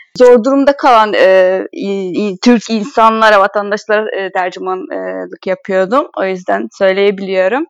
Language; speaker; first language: Turkish; non-native, fluent; Hungarian